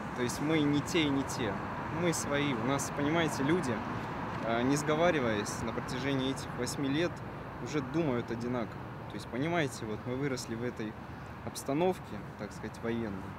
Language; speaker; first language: Russian; native; Russian